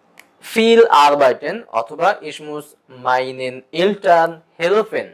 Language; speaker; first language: German; non-native, fluent; Bangla